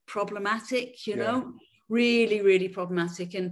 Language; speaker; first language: English; native; English